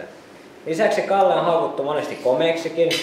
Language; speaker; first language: Finnish; native; Finnish